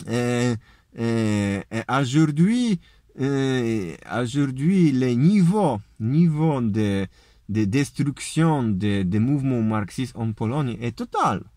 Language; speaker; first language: French; non-native, learner; Polish